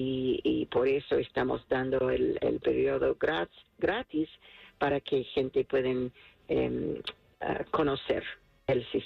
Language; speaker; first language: Spanish; non-native, fluent; English